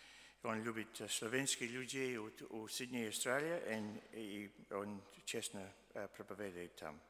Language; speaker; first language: Russian; early bilingual, heritage; Russian